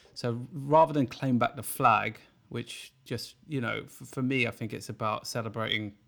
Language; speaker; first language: English; native; English